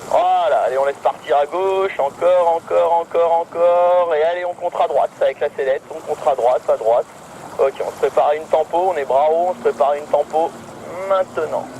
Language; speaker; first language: French; native; French